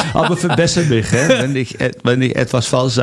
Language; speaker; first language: German; non-native, fluent; Dutch